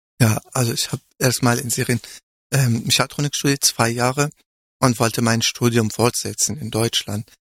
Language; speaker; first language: German; non-native, fluent; Arabic